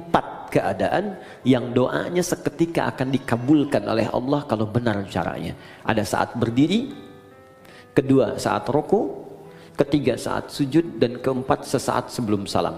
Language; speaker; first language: Indonesian; native; Indonesian